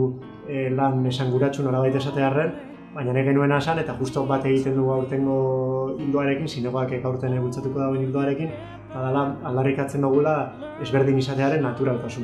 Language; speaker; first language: Basque; native; Basque